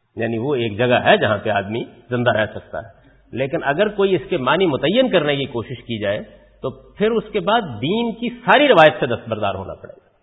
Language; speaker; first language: Urdu; non-native, local second language; Punjabi